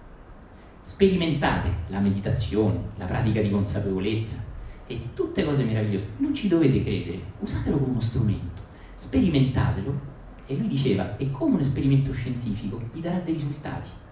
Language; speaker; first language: Italian; native; Italian